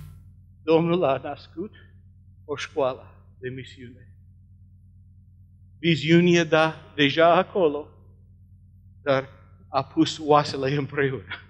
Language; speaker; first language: Romanian; non-native, learner; English